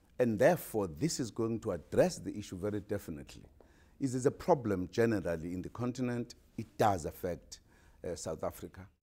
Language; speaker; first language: English; non-native, local second language; Zulu